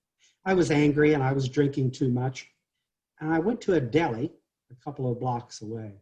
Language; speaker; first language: English; native; English